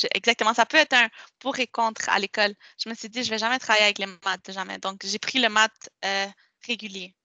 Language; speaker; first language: French; non-native, local second language; Spanish